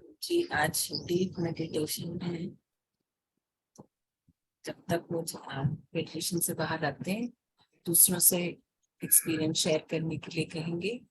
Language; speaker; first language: Hindi; native; Hindi